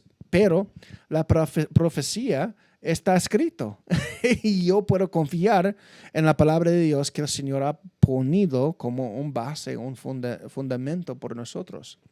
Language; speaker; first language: Spanish; non-native, fluent; English